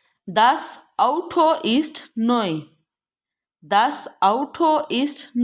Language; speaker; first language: German; non-native, learner; Urdu